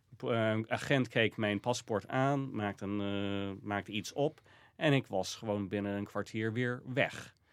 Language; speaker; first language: Dutch; non-native, fluent; English